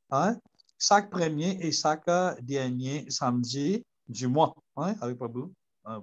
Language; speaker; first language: French; non-native, learner; Morisyen